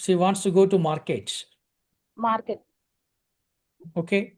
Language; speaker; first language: English; non-native, local second language; Telugu